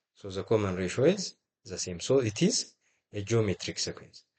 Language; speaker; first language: English; non-native, local second language; Amharic